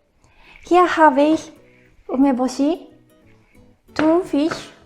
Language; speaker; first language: German; non-native, fluent; Japanese